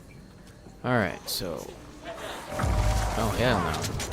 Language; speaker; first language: English; native; English